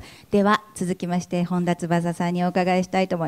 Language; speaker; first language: Japanese; native; Japanese